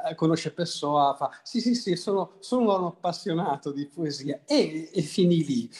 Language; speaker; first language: Italian; native; Italian